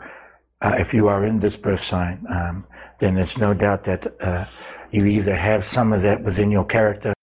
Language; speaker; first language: English; native; English